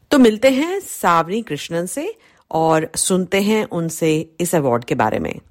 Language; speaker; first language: Hindi; native; Hindi